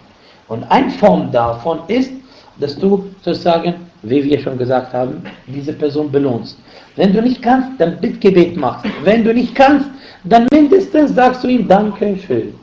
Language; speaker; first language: German; non-native, fluent; Arabic